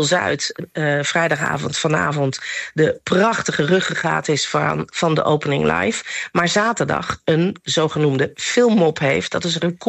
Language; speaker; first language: Dutch; non-native, fluent; Nepali